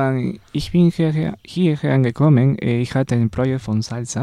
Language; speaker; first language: German; non-native, learner; Spanish